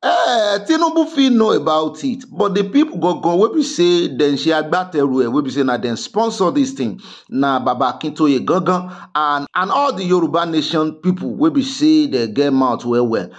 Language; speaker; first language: Nigerian Pidgin; non-native, local second language; Yoruba